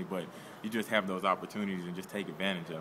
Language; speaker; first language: English; native; English